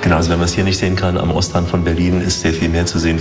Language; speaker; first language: German; native; German